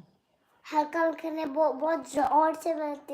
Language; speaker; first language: Hindi; non-native, local second language; Kok Borok